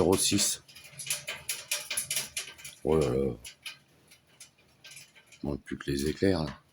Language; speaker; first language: French; native; French